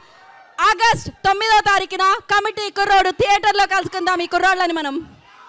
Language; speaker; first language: Telugu; native; Telugu